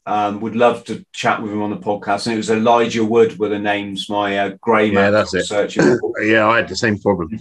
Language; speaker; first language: English; native; English